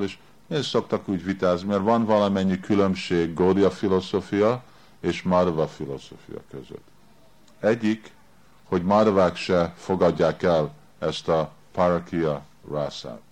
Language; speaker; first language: Hungarian; early bilingual, heritage; Hungarian